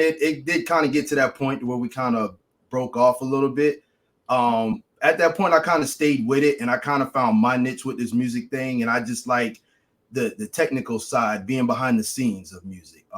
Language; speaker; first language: English; native; English